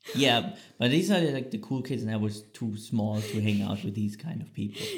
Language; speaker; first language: English; non-native, fluent; German